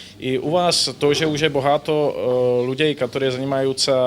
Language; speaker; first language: Slovak; non-native, learner; Ukrainian